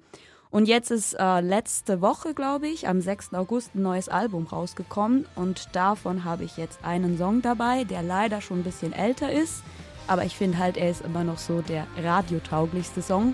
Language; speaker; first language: German; native; German